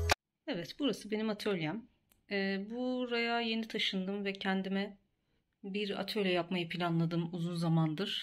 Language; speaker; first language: Turkish; native; Turkish